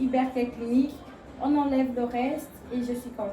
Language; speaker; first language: French; non-native, fluent; Portuguese